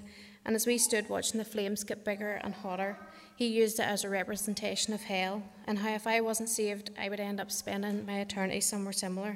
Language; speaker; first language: English; native; English